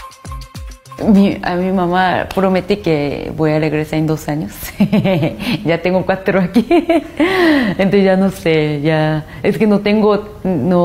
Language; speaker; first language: Spanish; non-native, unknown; Korean